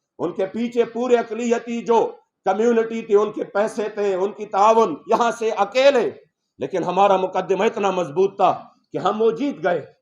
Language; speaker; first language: Urdu; non-native, local second language; Pashto